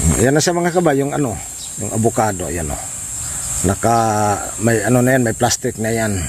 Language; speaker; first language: Filipino; non-native, local second language; Cebuano